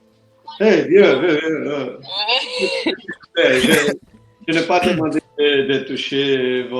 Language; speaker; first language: French; non-native, learner; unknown